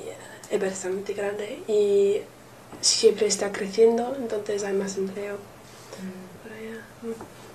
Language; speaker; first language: Spanish; non-native, learner; English